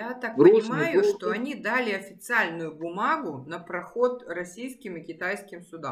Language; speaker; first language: Russian; native; Russian